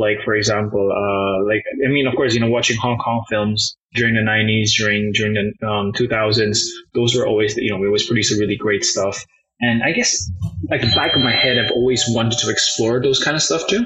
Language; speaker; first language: English; non-native, local second language; Cantonese